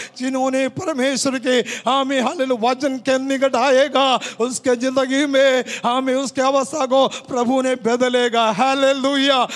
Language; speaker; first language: Hindi; non-native, local second language; Malayalam